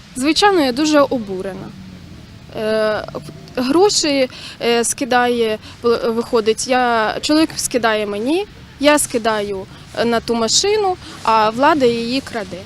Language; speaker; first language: Ukrainian; native; Ukrainian